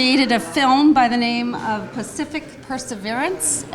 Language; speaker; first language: English; native; English